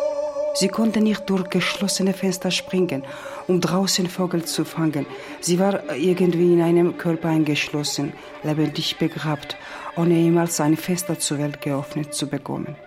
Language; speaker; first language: German; non-native, learner; Georgian